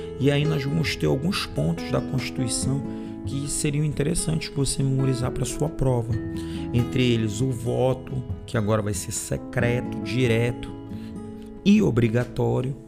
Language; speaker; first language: Portuguese; native; Portuguese